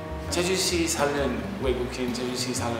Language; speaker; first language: Korean; non-native, learner; English